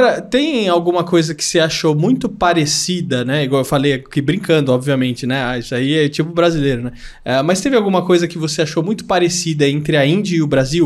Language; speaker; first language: Portuguese; native; Portuguese